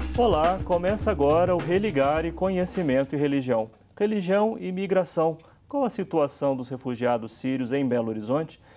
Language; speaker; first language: Portuguese; native; Portuguese